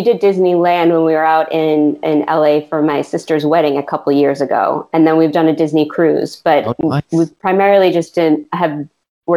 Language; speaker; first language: English; native; English